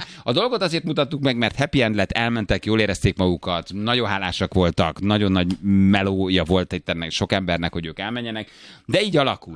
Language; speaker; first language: Hungarian; native; Hungarian